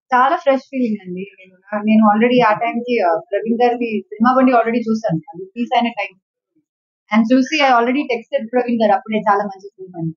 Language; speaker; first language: Telugu; non-native, local second language; Malayalam